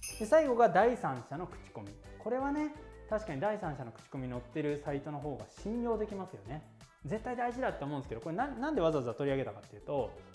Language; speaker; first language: Japanese; early bilingual, heritage; Japanese